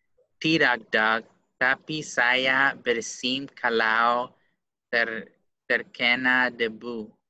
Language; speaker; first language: Indonesian; non-native, learner; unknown